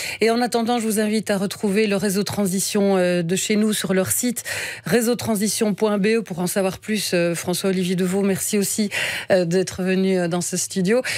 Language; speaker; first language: French; native; French